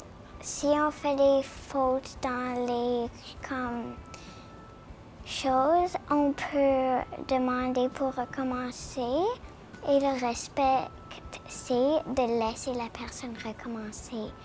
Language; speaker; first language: French; non-native, local second language; English